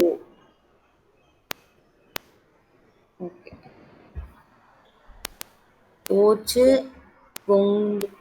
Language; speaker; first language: Chinese; non-native, learner; Tamil